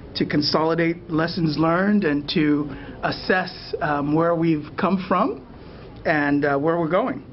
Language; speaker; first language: English; native; English